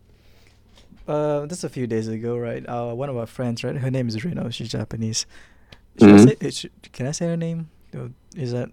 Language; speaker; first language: English; non-native, local second language; Malay